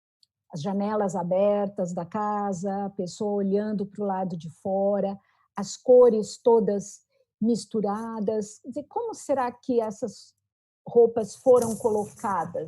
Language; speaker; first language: Portuguese; native; Portuguese